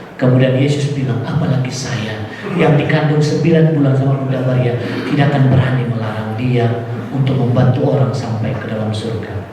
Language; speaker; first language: Indonesian; non-native, local second language; Batak Toba